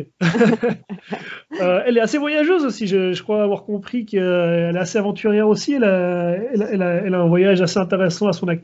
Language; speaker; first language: French; native; French